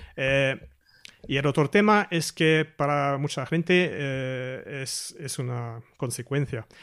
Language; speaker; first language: Spanish; non-native, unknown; French